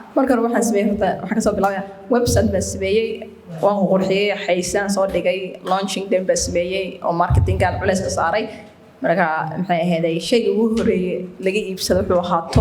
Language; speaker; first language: Somali; early bilingual, heritage; Somali